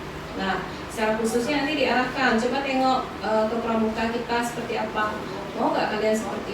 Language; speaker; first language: Indonesian; non-native, local second language; Minangkabau